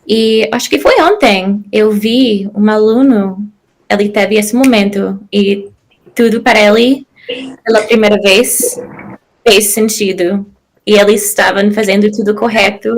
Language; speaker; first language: Portuguese; non-native, fluent; English